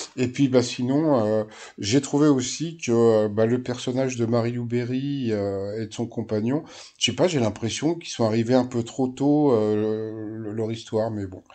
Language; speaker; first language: French; native; French